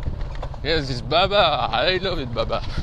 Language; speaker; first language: English; non-native, learner; French